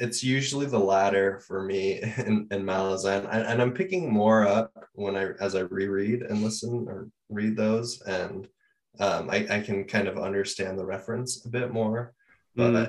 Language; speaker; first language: English; native; English